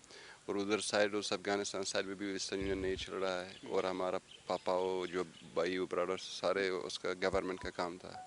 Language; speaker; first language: Hindi; non-native, learner; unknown